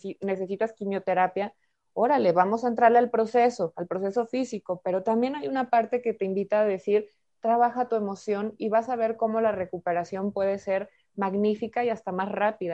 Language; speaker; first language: Spanish; native; Spanish